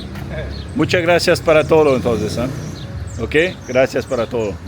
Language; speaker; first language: Spanish; non-native, learner; French